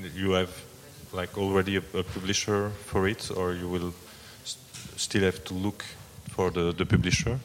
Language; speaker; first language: English; non-native, fluent; French